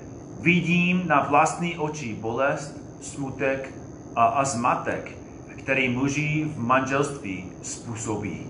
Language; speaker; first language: Czech; non-native, fluent; English